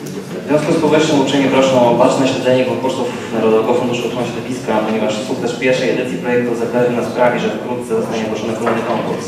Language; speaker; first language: Polish; native; Polish